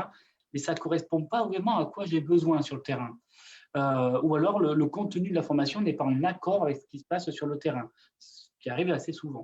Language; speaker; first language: French; native; French